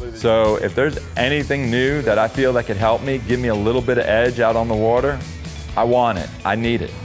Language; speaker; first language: English; native; English